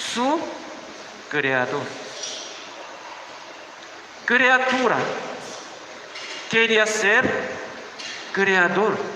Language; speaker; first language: Spanish; non-native, learner; Korean